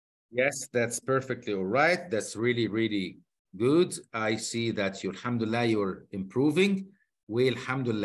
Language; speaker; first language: English; non-native, fluent; Arabic